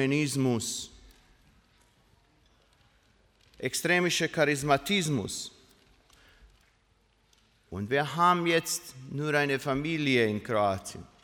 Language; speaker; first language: German; non-native, learner; Croatian